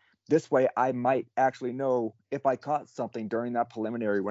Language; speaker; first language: English; native; English